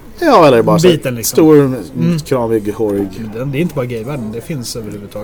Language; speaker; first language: Swedish; native; Swedish